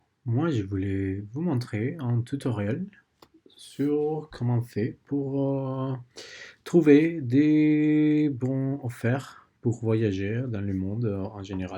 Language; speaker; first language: French; non-native, learner; Spanish